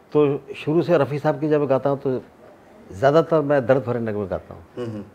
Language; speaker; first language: Hindi; native; Hindi